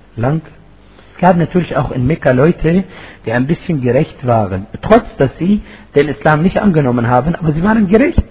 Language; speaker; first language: German; non-native, fluent; Arabic